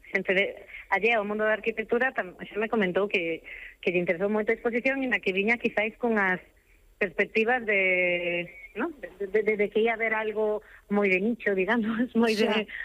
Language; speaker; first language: Galician; non-native, local second language; Spanish